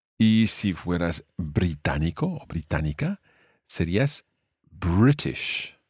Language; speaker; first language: Spanish; non-native, fluent; English